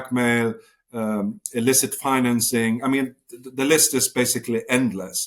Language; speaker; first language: English; non-native, fluent; Swedish